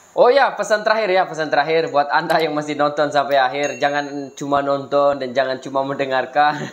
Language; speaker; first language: Indonesian; non-native, local second language; Sasak